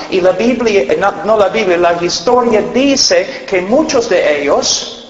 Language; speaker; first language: Spanish; non-native, fluent; English